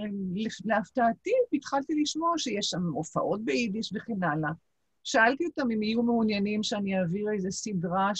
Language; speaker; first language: Hebrew; non-native, local second language; Yiddish